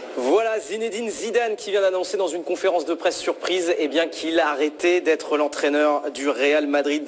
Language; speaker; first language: French; native; French